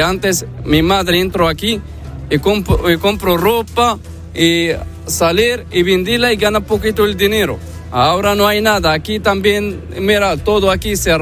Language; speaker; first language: Spanish; non-native, learner; Arabic